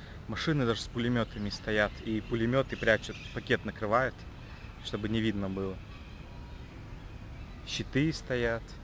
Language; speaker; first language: Russian; native; Russian